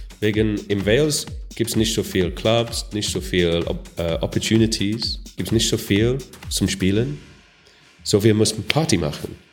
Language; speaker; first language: German; non-native, learner; English